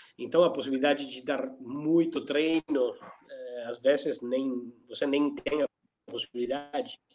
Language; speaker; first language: Portuguese; non-native, fluent; Italian